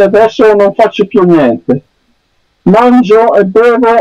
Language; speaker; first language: Italian; non-native, learner; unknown